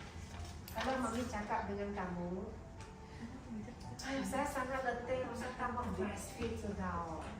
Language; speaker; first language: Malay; non-native, local second language; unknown